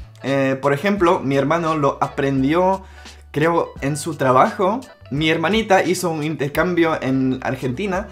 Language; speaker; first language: Spanish; non-native, local second language; Czech